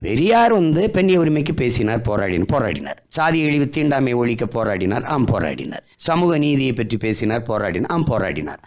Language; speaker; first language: Tamil; native; Tamil